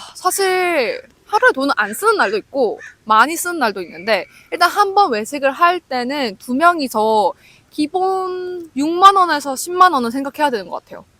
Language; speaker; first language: Korean; native; Korean